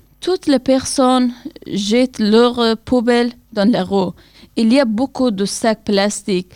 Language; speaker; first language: French; non-native, learner; Persian